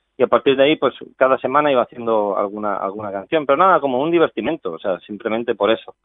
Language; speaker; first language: Spanish; non-native, local second language; Catalan